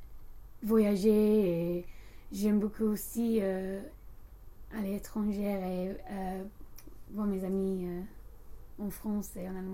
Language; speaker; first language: French; non-native, learner; English